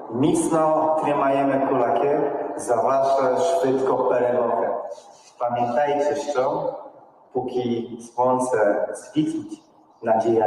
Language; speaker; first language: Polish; native; Polish